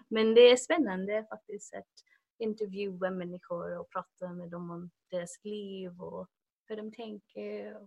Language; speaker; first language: Swedish; non-native, fluent; English